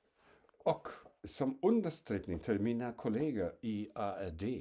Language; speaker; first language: Swedish; non-native, fluent; German